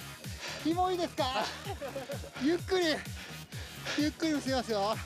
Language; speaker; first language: Japanese; native; Japanese